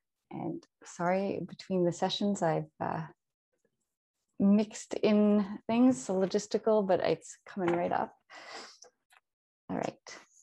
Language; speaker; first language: English; native; English